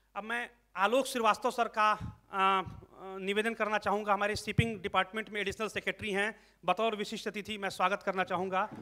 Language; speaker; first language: Hindi; native; Hindi